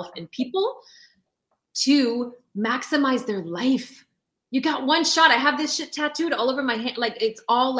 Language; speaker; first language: English; non-native, fluent; French